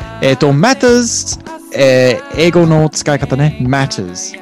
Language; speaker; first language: Japanese; non-native, fluent; English